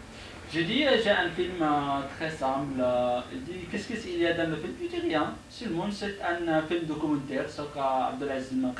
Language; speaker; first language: French; non-native, learner; Arabic